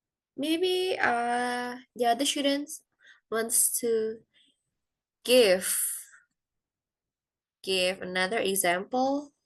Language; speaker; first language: English; non-native, fluent; Indonesian